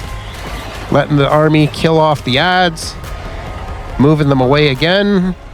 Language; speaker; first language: English; native; English